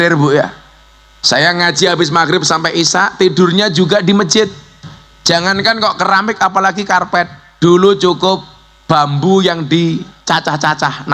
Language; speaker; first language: Indonesian; non-native, local second language; Javanese